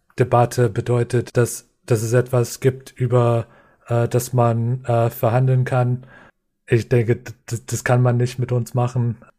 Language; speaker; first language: German; non-native, fluent; English